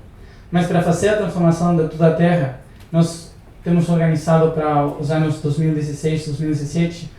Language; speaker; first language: Portuguese; non-native, learner; Spanish